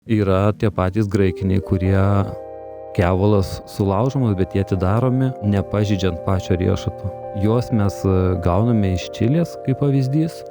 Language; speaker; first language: Lithuanian; native; Lithuanian